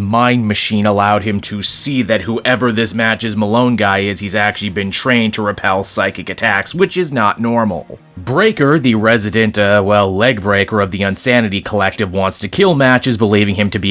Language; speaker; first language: English; native; English